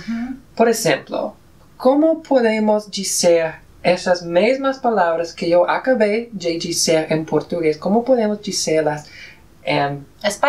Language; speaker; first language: Portuguese; non-native, fluent; Spanish